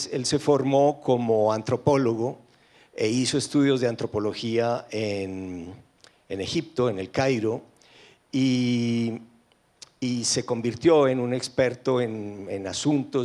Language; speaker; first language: Spanish; native; Spanish